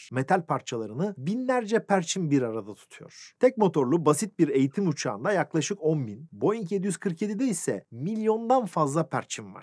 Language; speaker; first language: Turkish; native; Turkish